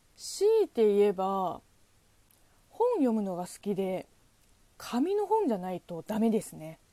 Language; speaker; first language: Japanese; non-native, fluent; Chinese